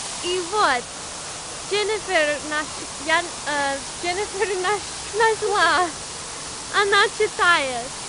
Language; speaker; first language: Russian; non-native, learner; English